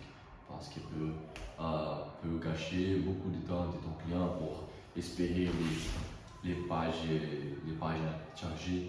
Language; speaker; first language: French; non-native, learner; Portuguese